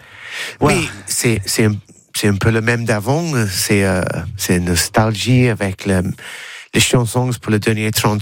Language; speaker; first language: French; non-native, learner; English